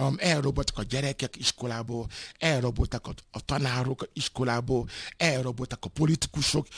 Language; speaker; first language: Hungarian; non-native, learner; Yoruba